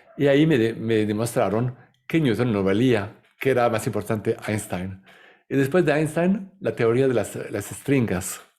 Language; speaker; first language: Spanish; non-native, fluent; Italian